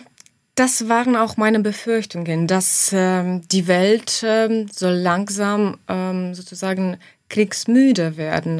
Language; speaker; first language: German; non-native, fluent; Ukrainian